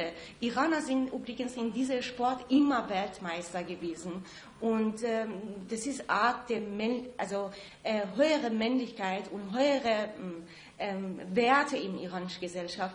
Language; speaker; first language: German; non-native, fluent; Persian